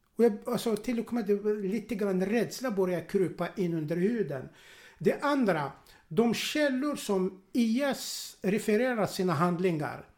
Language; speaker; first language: Swedish; non-native, fluent; Arabic